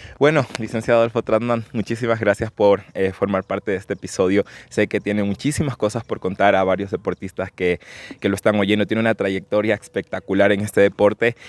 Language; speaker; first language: Spanish; native; Spanish